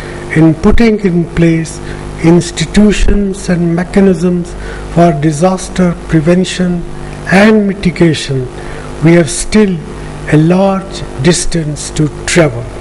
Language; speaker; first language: English; non-native, local second language; Punjabi